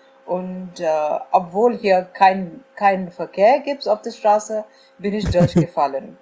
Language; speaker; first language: German; non-native, fluent; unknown